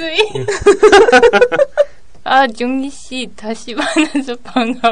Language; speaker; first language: Korean; non-native, learner; Japanese